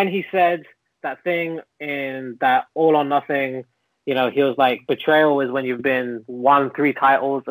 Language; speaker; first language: English; native; English